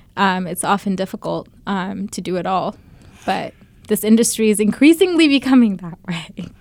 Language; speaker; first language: English; early bilingual, other home language; Bangla